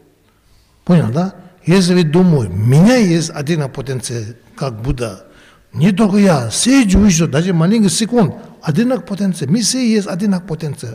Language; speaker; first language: Russian; non-native, learner; Tibetan